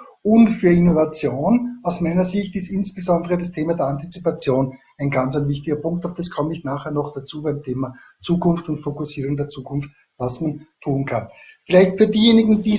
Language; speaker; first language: German; native; German